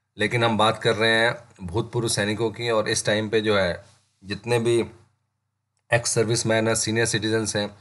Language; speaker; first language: Hindi; native; Hindi